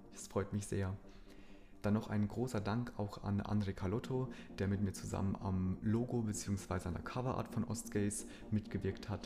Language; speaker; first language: German; early bilingual, other home language; Polish